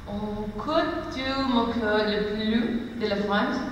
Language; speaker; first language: French; non-native, learner; Spanish